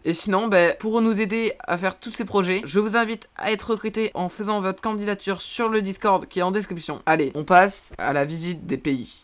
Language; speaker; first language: French; native; French